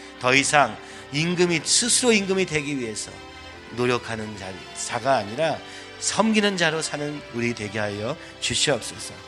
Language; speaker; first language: Korean; native; Korean